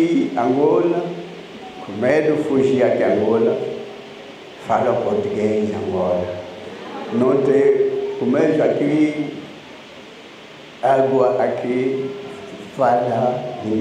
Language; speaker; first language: Portuguese; non-native, learner; Lingala